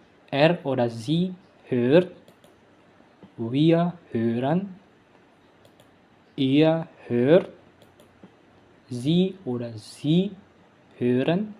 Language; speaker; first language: German; non-native, learner; Indonesian